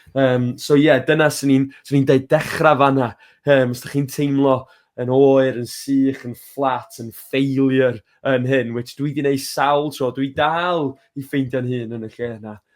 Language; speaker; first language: Welsh; native; Welsh